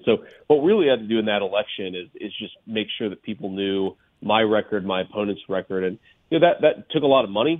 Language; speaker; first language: English; native; English